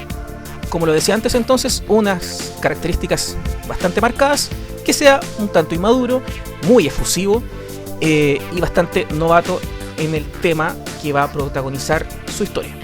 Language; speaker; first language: Spanish; native; Spanish